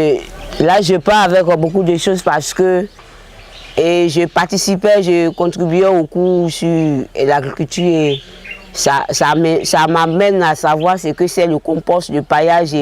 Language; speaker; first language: French; non-native, local second language; Baoulé